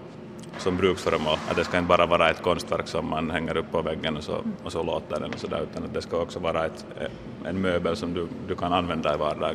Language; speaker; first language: Swedish; native; Swedish